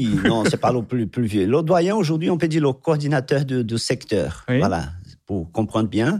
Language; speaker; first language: French; non-native, fluent; Portuguese